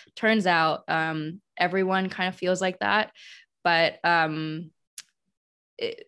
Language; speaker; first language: English; native; English